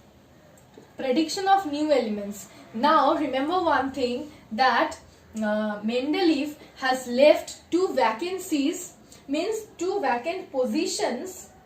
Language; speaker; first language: English; non-native, local second language; Bangla